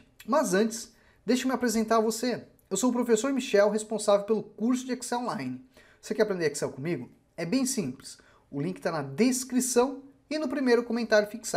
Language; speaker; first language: Portuguese; native; Portuguese